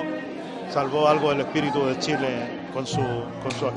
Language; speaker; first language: Spanish; native; Spanish